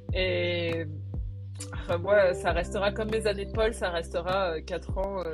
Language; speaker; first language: French; native; French